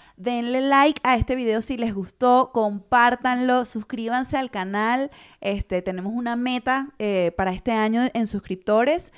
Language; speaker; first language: Spanish; native; Spanish